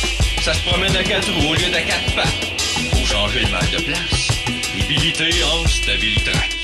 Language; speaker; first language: French; native; French